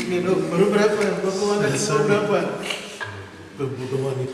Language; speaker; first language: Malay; non-native, local second language; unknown